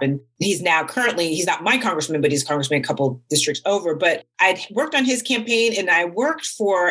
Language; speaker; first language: English; native; English